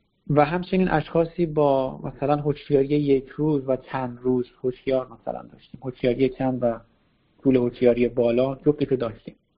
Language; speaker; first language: Persian; native; Persian